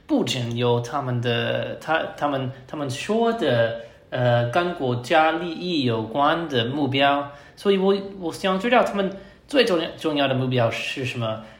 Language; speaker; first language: Chinese; non-native, learner; English